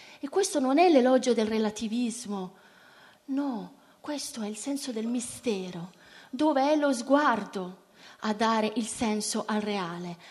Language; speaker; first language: Italian; native; Italian